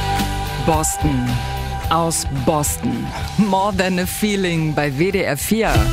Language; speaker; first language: German; native; German